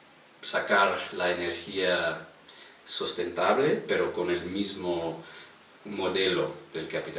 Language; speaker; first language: Spanish; non-native, fluent; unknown